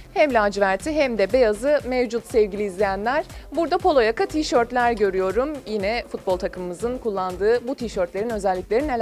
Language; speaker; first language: Turkish; native; Turkish